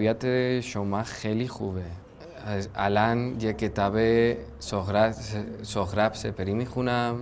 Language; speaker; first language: Persian; non-native, learner; Spanish